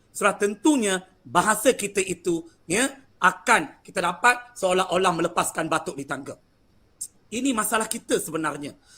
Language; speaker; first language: Malay; native; Malay